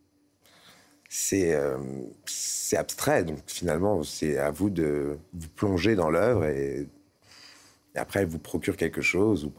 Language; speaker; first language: French; native; French